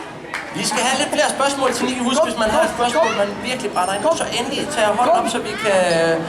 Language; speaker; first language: Danish; native; Danish